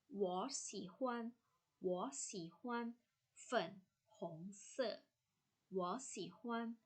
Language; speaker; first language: Chinese; non-native, fluent; Thai